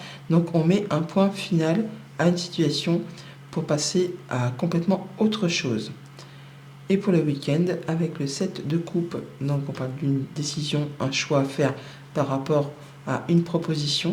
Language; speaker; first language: French; native; French